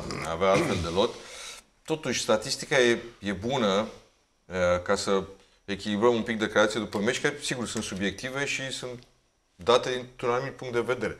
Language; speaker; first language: Romanian; native; Romanian